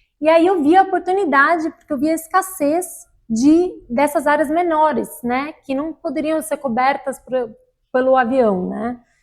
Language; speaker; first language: Portuguese; early bilingual, heritage; Portuguese